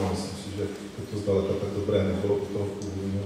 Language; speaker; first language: Czech; native; Czech